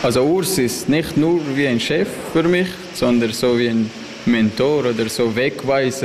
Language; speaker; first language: German; non-native, learner; Persian